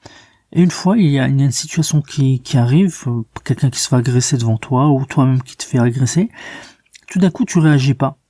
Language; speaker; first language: French; native; French